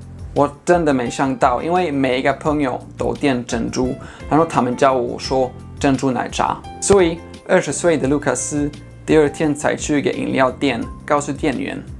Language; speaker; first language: Chinese; non-native, fluent; Swedish